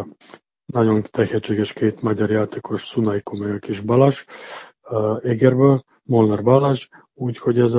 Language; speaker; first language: Hungarian; non-native, fluent; Serbian